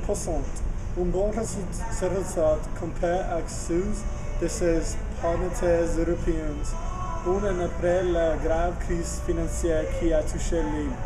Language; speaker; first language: French; non-native, learner; English